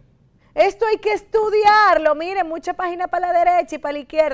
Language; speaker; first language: Spanish; native; Spanish